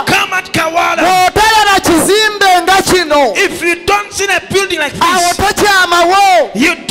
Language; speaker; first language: English; non-native, local second language; Ganda